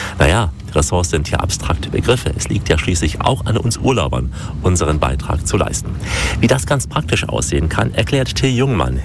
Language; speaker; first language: German; native; German